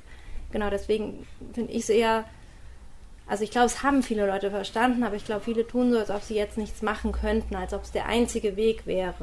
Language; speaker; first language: German; native; German